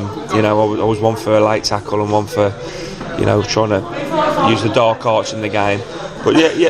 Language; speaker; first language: English; native; English